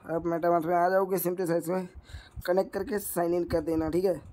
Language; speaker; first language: Hindi; native; Hindi